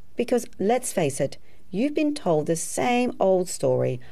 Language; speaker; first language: English; native; English